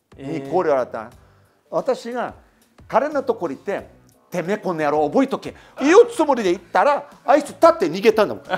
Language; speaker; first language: Japanese; non-native, fluent; Portuguese